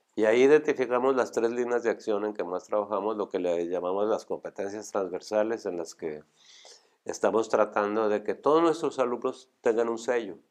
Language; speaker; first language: Spanish; native; Spanish